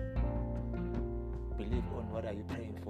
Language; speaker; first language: English; non-native, local second language; Tswana